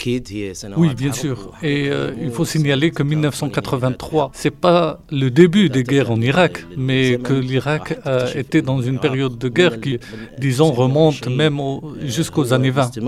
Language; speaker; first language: French; non-native, fluent; Arabic